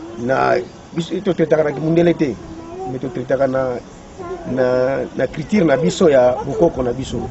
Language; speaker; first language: Lingala; non-native, local second language; Kongo